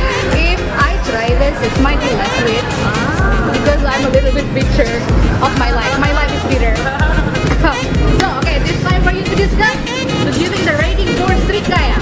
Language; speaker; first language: English; non-native, fluent; Indonesian